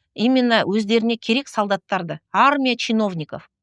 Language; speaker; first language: Russian; non-native, local second language; Kazakh